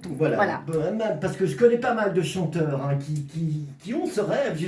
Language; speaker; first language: French; native; French